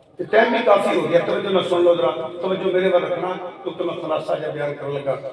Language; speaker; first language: Urdu; non-native, local second language; Punjabi